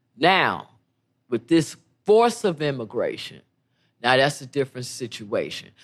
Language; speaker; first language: English; native; English